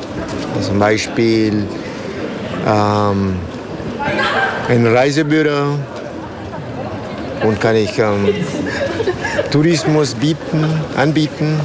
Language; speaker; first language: German; non-native, learner; Spanish